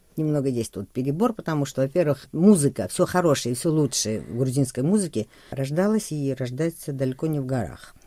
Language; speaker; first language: Russian; non-native, local second language; Georgian